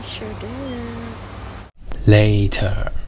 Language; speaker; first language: English; non-native, learner; Filipino